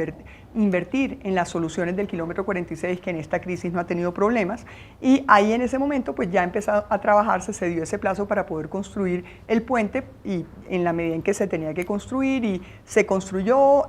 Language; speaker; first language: Spanish; native; Spanish